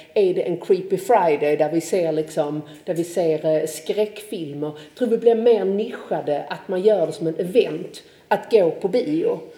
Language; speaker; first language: Swedish; native; Swedish